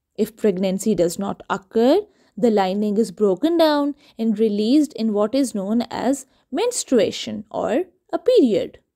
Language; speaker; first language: English; non-native, local second language; Urdu